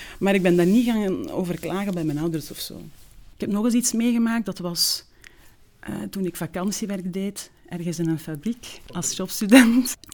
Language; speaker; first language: Dutch; early bilingual, other home language; Turkish